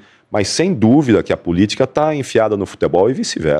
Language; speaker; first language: Portuguese; native; Portuguese